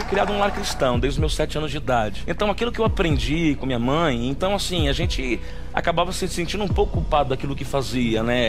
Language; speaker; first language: Portuguese; native; Portuguese